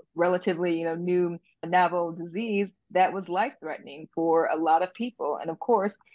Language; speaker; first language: English; native; English